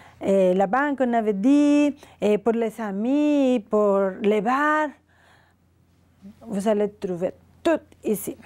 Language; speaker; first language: French; non-native, learner; Spanish